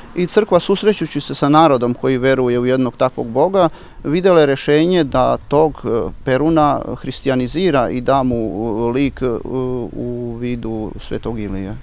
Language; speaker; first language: Croatian; non-native, local second language; Rusyn